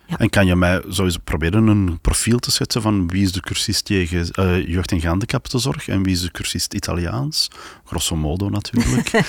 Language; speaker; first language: Dutch; native; Dutch